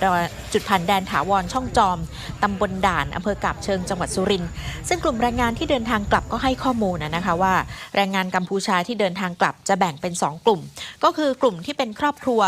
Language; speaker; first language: Thai; native; Thai